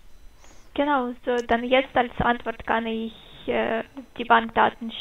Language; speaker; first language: German; non-native, fluent; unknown